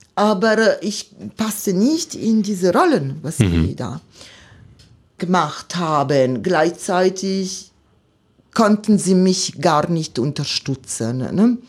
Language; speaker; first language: German; non-native, fluent; Italian